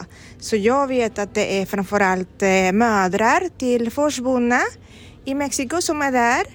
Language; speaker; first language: Swedish; non-native, fluent; Spanish